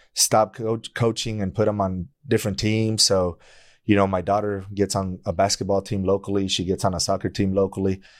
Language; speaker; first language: English; native; English